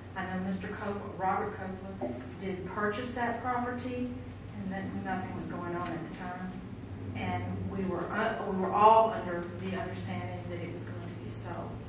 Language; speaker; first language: English; native; English